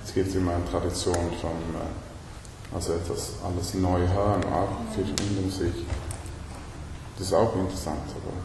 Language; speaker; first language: German; non-native, learner; Swedish